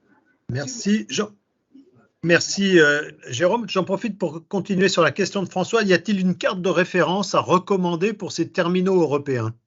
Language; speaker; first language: French; native; French